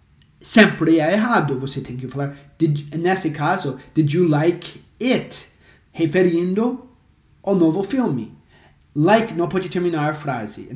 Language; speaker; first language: Portuguese; non-native, fluent; English